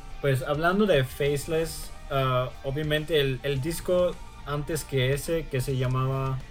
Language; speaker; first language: Spanish; early bilingual, heritage; German